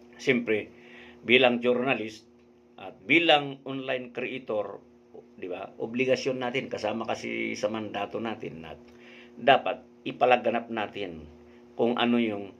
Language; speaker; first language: Filipino; non-native, local second language; Iloko